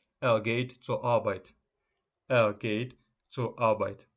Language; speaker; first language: German; non-native, fluent; Ukrainian